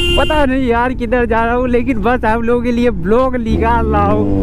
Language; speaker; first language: Hindi; native; Hindi